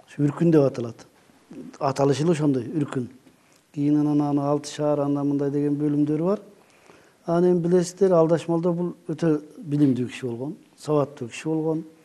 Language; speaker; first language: Kyrgyz; native; Kyrgyz